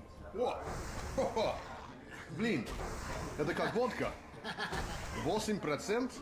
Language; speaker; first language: Russian; non-native, learner; English